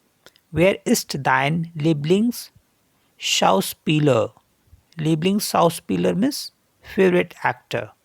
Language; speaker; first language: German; non-native, fluent; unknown